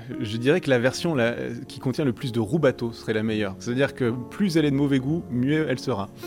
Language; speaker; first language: French; native; French